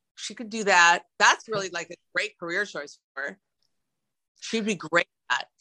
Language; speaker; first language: English; native; English